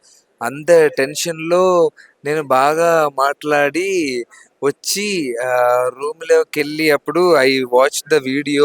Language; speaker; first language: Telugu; non-native, learner; Malayalam